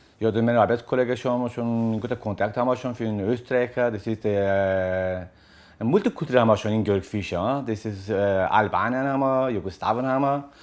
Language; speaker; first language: German; non-native, learner; Kurdish